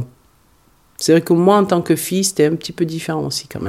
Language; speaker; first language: French; early bilingual, other home language; Hungarian